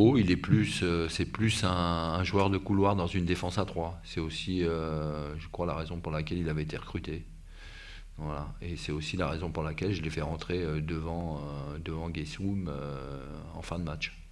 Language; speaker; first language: French; native; French